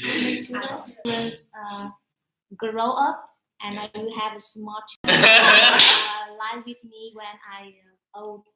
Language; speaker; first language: English; non-native, learner; Vietnamese